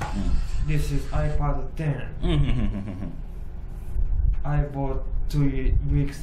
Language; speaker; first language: English; non-native, learner; Japanese